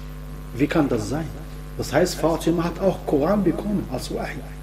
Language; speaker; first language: German; non-native, fluent; Arabic